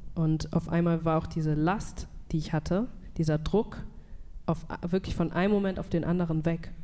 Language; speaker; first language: German; native; German